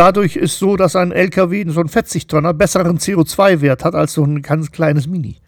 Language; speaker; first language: German; native; German